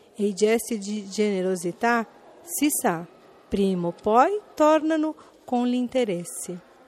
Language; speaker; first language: Italian; non-native, fluent; Portuguese